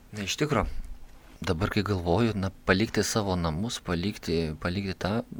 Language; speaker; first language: Lithuanian; native; Lithuanian